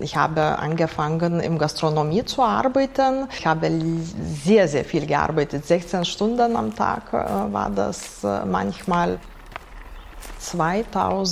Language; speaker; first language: German; non-native, fluent; Lithuanian